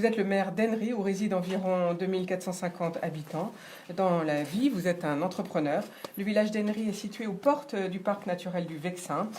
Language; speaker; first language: French; native; French